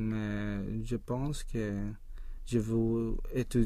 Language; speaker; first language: French; non-native, learner; Swedish